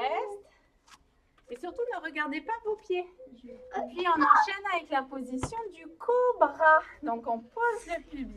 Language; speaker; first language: French; native; French